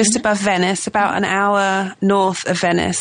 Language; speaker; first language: English; native; English